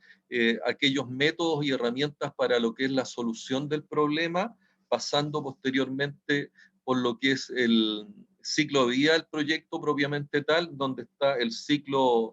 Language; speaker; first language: Spanish; native; Spanish